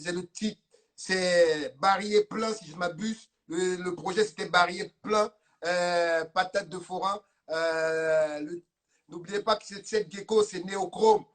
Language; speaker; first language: French; native; French